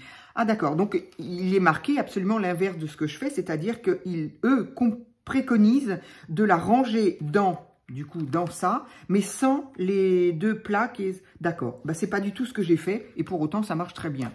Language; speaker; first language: French; native; French